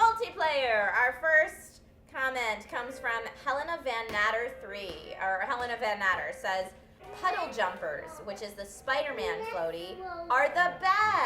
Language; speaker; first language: English; native; English